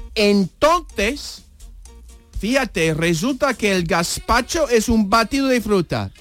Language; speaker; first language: Spanish; non-native, fluent; English